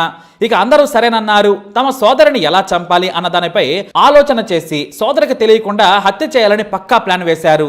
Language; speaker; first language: Telugu; native; Telugu